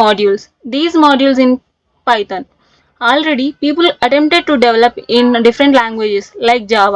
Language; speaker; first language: English; non-native, local second language; Telugu